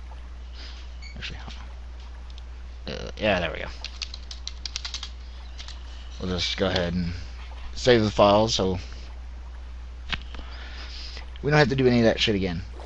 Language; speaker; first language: English; native; English